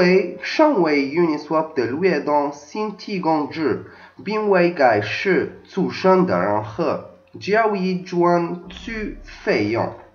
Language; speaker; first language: Chinese; non-native, learner; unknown